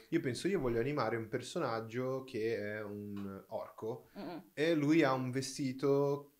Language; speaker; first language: Italian; non-native, fluent; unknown